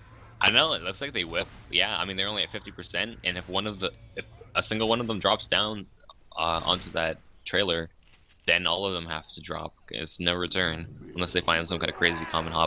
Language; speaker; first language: English; native; English